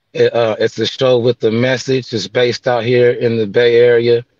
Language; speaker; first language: English; native; English